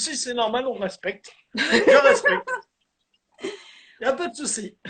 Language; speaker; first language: French; native; French